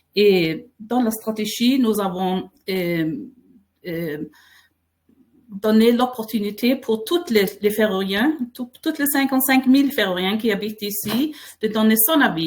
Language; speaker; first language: French; non-native, fluent; Faroese